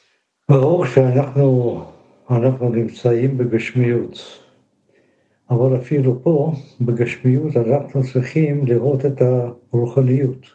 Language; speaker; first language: Hebrew; non-native, fluent; Russian